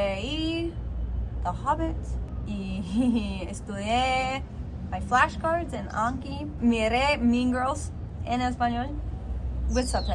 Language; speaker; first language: Spanish; non-native, learner; English